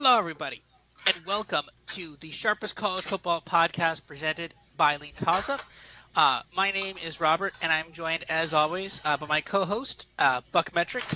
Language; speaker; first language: English; native; English